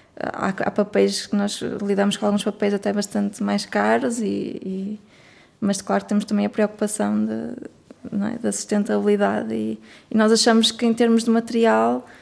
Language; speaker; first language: Portuguese; native; Portuguese